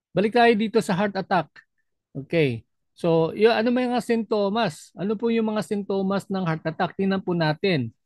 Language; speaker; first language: Filipino; non-native, local second language; Cebuano